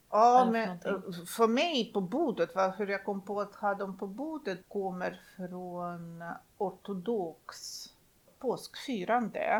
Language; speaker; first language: Swedish; non-native, fluent; Russian